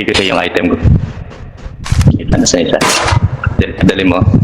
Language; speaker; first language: Filipino; native; Filipino